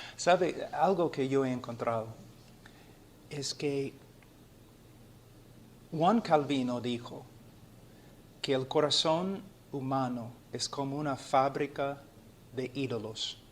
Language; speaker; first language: Spanish; non-native, fluent; English